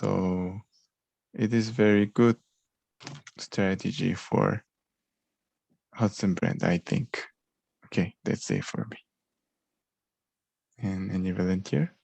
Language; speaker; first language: English; non-native, learner; Korean